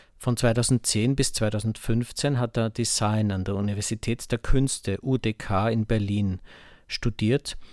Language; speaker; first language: German; native; German